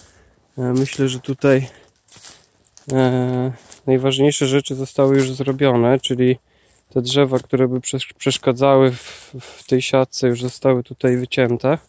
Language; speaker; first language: Polish; native; Polish